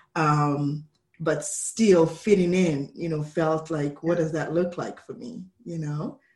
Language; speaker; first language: English; non-native, local second language; Kikuyu